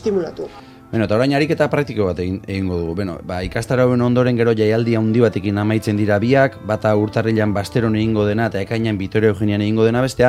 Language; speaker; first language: Basque; native; Basque